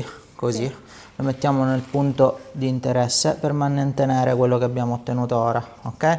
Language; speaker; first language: Italian; native; Italian